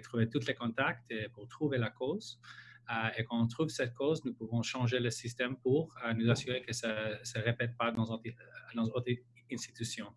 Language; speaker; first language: French; non-native, local second language; English